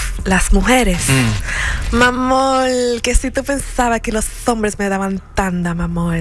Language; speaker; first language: Spanish; early bilingual, heritage; Spanish